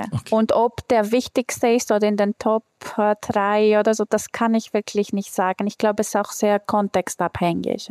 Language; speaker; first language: German; non-native, fluent; Greek